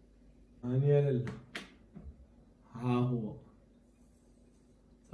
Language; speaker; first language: Arabic; native; Arabic